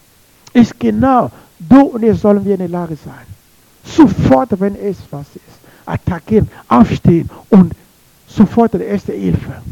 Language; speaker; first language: German; non-native, learner; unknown